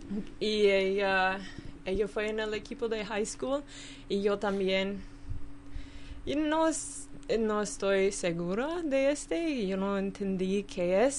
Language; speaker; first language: Spanish; non-native, learner; English